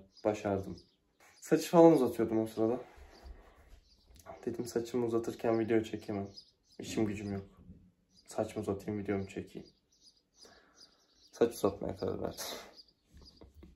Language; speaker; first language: Turkish; native; Turkish